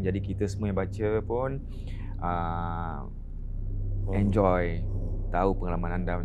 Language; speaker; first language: Malay; native; Malay